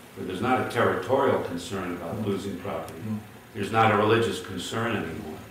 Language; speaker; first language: English; early bilingual, other home language; Hungarian